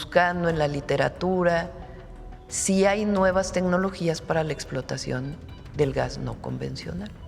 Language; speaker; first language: Spanish; native; Spanish